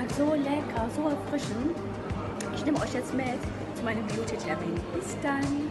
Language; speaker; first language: German; non-native, fluent; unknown